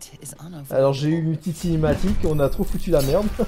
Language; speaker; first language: French; native; French